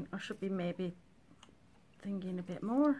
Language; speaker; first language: English; native; English